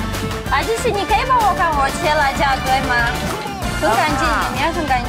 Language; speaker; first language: Chinese; non-native, fluent; Russian